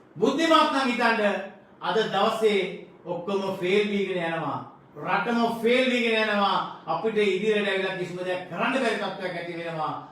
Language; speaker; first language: Sinhala; non-native, local second language; Tamil